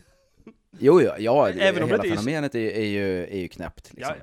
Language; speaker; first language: Swedish; native; Swedish